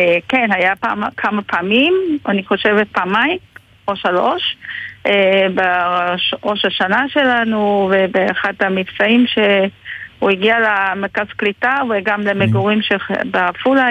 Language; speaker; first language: Hebrew; non-native, fluent; Vietnamese